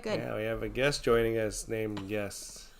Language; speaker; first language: English; native; English